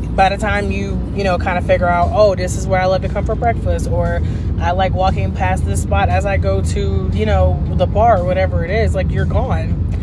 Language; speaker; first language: English; native; English